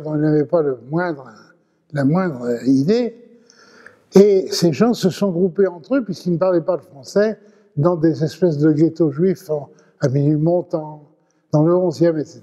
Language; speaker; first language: French; early bilingual, other home language; Ladino